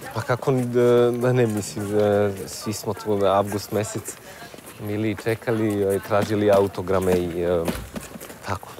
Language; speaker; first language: Serbian; native; Serbian